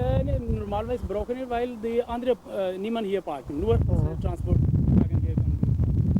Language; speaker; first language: German; non-native, learner; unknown